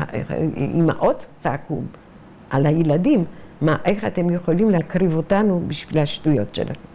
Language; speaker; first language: Hebrew; non-native, fluent; Yiddish